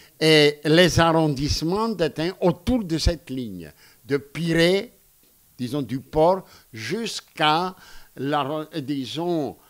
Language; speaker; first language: French; non-native, fluent; Greek